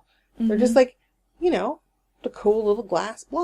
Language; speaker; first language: English; native; English